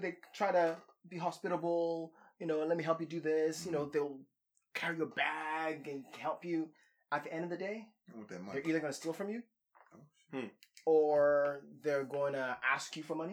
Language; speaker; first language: English; non-native, local second language; Yoruba